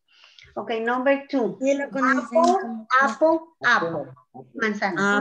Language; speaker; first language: English; non-native, fluent; Spanish